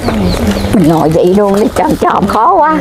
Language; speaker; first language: Vietnamese; native; Vietnamese